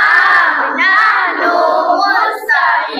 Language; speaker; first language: Arabic; non-native, learner; Malay